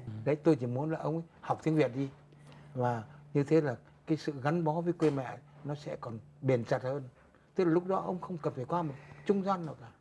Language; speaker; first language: Vietnamese; native; Vietnamese